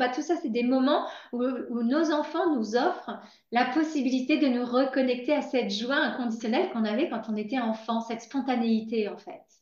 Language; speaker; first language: French; native; French